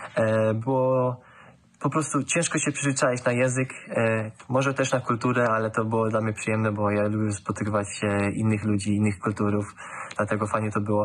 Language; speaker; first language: Polish; early bilingual, heritage; German